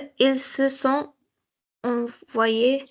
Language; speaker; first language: French; non-native, learner; Arabic